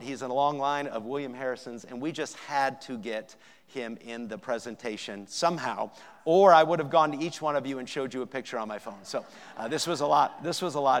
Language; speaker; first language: English; native; English